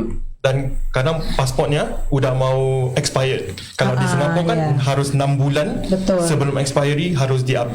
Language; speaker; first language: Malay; non-native, local second language; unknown